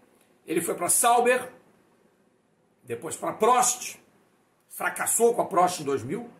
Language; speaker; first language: Portuguese; native; Portuguese